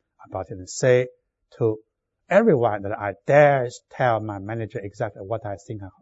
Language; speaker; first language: English; non-native, fluent; Chinese